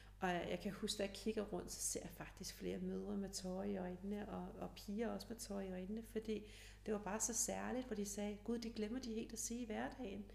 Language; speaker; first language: Danish; early bilingual, other home language; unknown